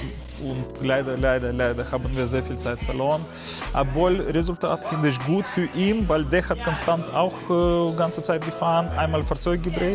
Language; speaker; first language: German; non-native, learner; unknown